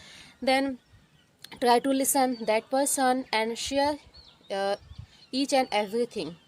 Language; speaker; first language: English; non-native, learner; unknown